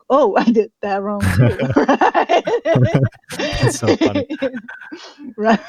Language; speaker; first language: English; non-native, fluent; Portuguese